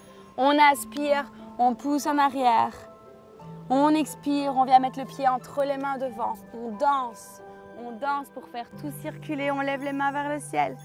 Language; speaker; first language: French; native; French